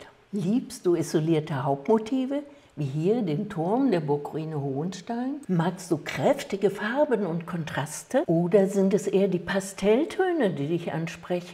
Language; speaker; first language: German; native; German